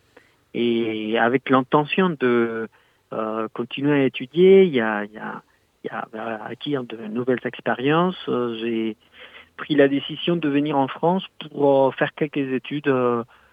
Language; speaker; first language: French; non-native, fluent; Spanish